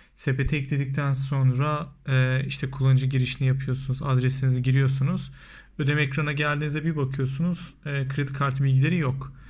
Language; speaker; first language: Turkish; native; Turkish